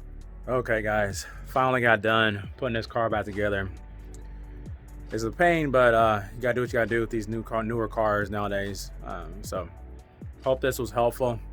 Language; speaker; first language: English; native; English